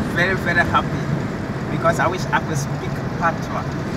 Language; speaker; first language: English; non-native, local second language; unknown